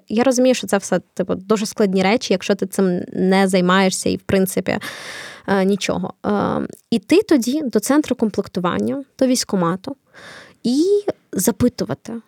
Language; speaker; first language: Ukrainian; non-native, local second language; Russian